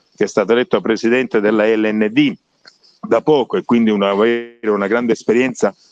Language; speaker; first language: Italian; native; Italian